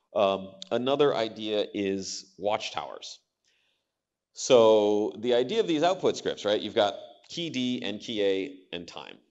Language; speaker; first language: English; native; English